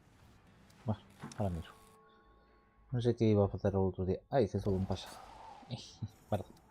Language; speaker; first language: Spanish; non-native, local second language; Galician